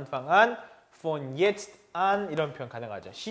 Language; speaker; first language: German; non-native, fluent; Korean